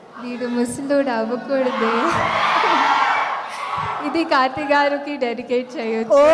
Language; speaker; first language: Telugu; non-native, local second language; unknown